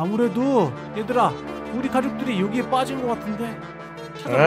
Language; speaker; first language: Korean; native; Korean